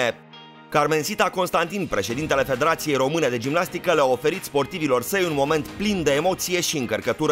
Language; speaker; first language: Romanian; native; Romanian